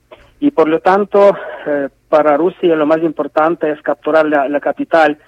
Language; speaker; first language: Spanish; non-native, fluent; Ukrainian